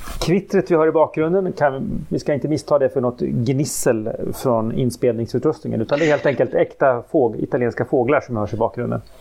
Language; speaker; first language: Swedish; native; Swedish